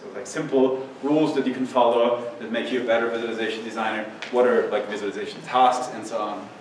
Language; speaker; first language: English; non-native, fluent; German